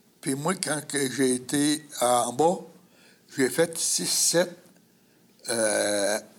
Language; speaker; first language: French; native; French